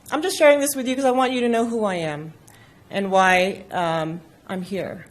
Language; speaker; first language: English; non-native, local second language; Filipino